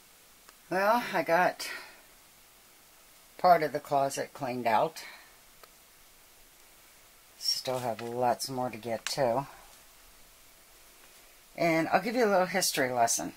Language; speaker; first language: English; native; English